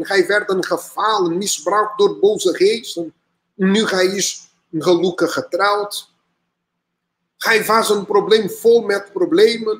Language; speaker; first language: Dutch; non-native, learner; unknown